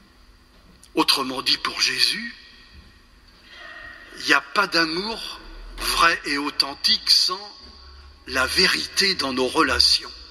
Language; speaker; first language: French; native; French